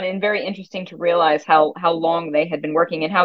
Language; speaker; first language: English; native; English